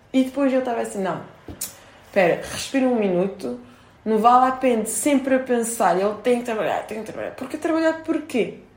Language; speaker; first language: Portuguese; non-native, fluent; French